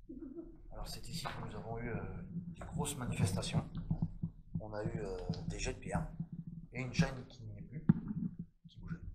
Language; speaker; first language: French; native; French